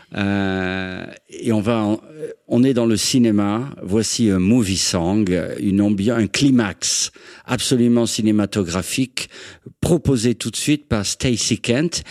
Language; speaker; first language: French; native; French